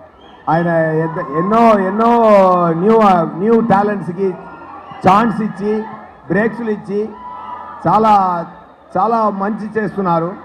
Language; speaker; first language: Telugu; non-native, learner; Tamil